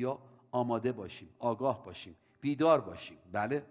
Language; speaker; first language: Persian; native; Persian